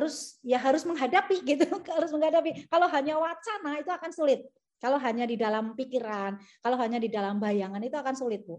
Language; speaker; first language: Indonesian; native; Indonesian